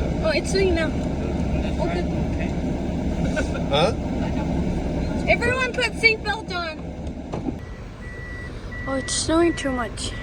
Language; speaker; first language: English; non-native, learner; Korean